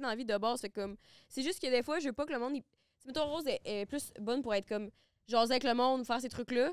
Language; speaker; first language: French; native; French